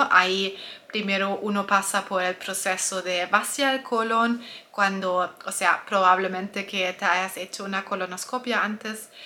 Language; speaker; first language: Spanish; non-native, fluent; German